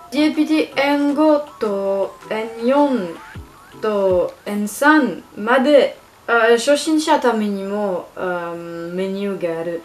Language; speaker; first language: Japanese; non-native, learner; French